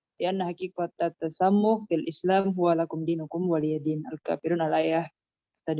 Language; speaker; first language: Arabic; non-native, fluent; Indonesian